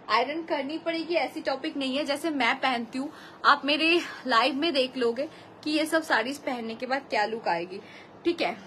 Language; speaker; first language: Hindi; non-native, local second language; Bangla